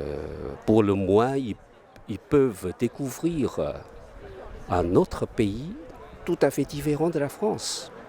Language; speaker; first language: French; non-native, fluent; Chinese